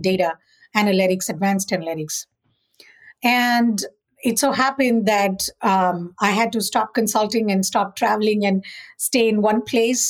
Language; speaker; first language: English; non-native, local second language; Tamil